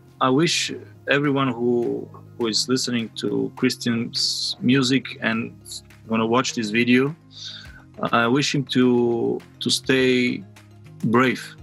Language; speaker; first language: English; non-native, fluent; Bulgarian